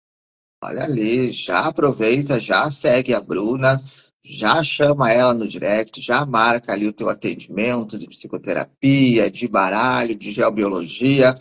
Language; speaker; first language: Portuguese; native; Portuguese